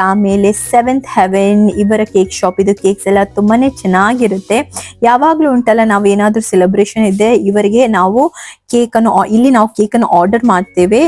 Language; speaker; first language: Kannada; non-native, local second language; Tulu